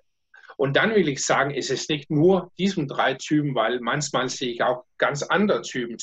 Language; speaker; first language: German; non-native, learner; Danish